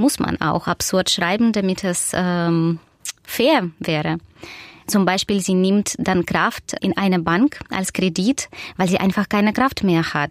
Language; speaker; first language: German; non-native, fluent; Russian